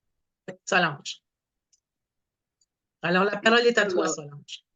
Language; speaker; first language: French; native; French